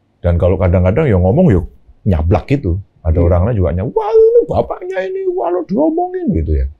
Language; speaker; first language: Indonesian; non-native, local second language; Javanese